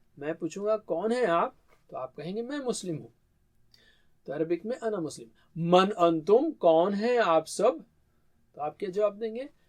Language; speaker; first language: Urdu; native; Urdu